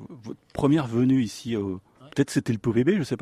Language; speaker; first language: French; native; French